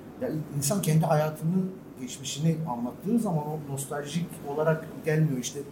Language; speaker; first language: Turkish; non-native, local second language; Armenian